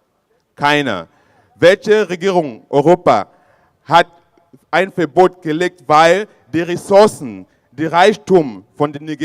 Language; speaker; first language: German; non-native, fluent; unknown